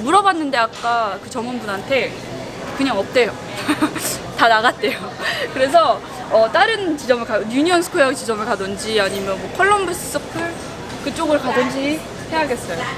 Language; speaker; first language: Korean; native; Korean